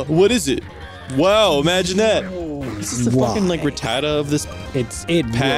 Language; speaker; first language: English; native; English